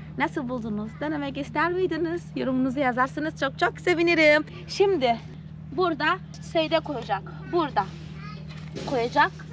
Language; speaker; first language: Turkish; non-native, fluent; Portuguese